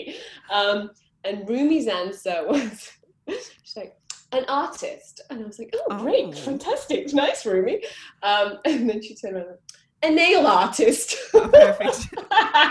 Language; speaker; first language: English; native; English